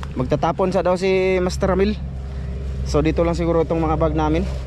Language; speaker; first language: Filipino; non-native, local second language; Cebuano